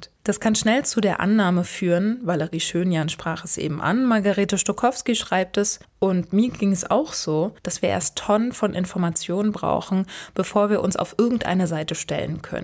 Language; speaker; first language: German; native; German